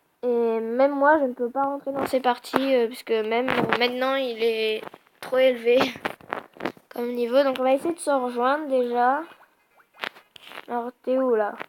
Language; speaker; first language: French; native; French